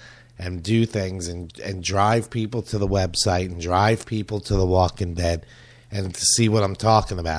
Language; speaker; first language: English; native; English